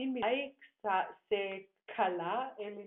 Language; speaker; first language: Greek; non-native, learner; German